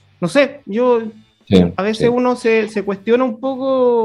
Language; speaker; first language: Spanish; native; Spanish